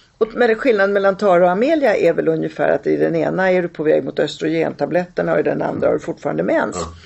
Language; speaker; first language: Swedish; early bilingual, other home language; Italian